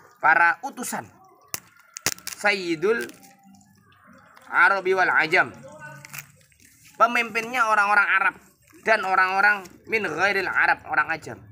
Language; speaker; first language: Indonesian; native; Indonesian